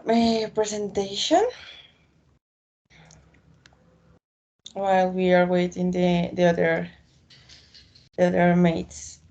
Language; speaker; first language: English; non-native, learner; Spanish